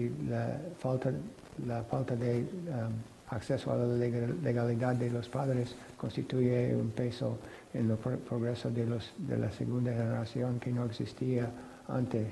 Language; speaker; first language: Spanish; non-native, fluent; English